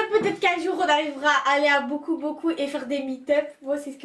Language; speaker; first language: French; native; French